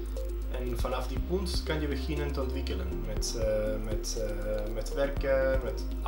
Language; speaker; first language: Dutch; non-native, fluent; Spanish